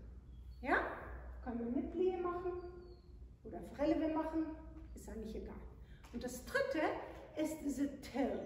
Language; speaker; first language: German; non-native, fluent; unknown